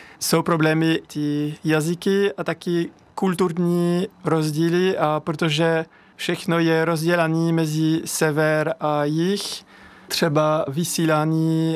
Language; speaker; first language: Czech; non-native, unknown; French